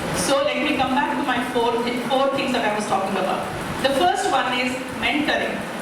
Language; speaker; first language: English; non-native, local second language; Kannada